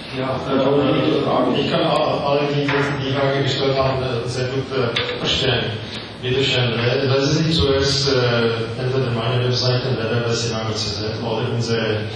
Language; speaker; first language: German; non-native, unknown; Czech